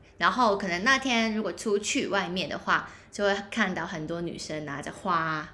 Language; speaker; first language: Chinese; non-native, local second language; Cantonese